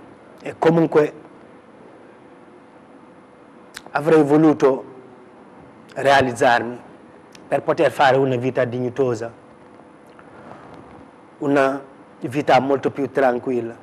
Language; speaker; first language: Italian; non-native, fluent; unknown